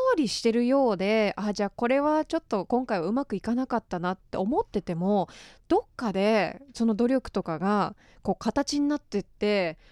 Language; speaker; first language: Japanese; native; Japanese